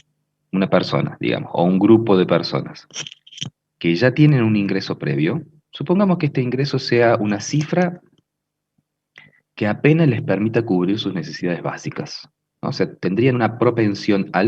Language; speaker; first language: Spanish; native; Spanish